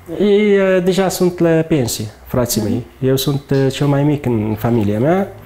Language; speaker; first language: Romanian; non-native, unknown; Arabic